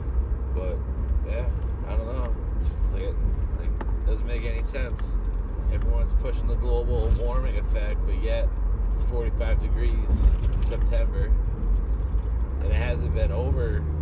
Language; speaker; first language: English; native; English